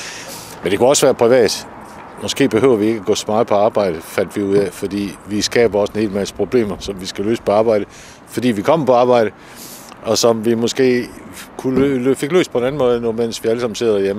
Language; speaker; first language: Danish; native; Danish